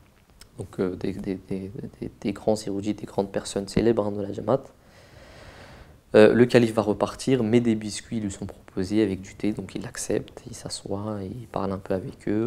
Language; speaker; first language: French; native; French